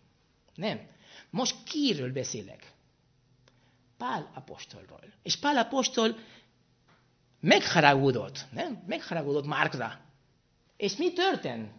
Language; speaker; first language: Hungarian; non-native, fluent; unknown